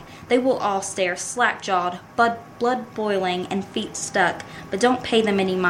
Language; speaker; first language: English; native; English